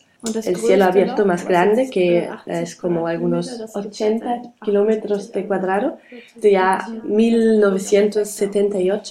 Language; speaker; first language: Spanish; non-native, learner; German